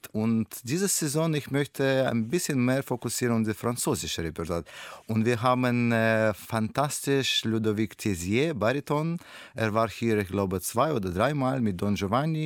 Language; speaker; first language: German; non-native, learner; Russian